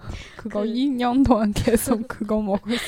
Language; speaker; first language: Korean; non-native, learner; Chinese